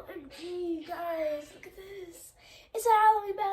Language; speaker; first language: English; native; English